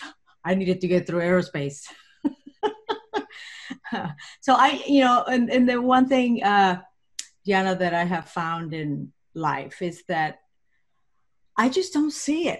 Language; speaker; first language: English; non-native, fluent; Spanish